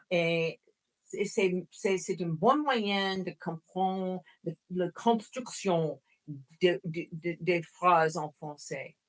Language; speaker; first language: French; non-native, fluent; English